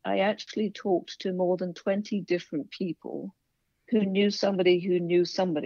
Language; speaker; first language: English; native; English